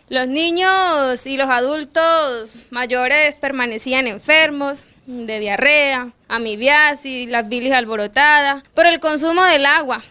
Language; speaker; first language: Spanish; native; Spanish